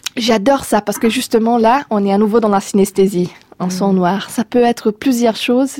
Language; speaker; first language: French; non-native, fluent; Portuguese